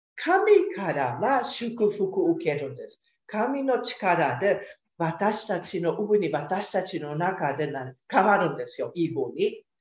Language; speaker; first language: Japanese; non-native, fluent; German